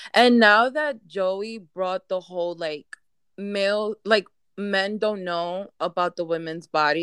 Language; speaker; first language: English; early bilingual, other home language; Spanish